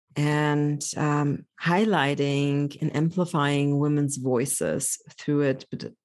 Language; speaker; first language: English; early bilingual, other home language; Polish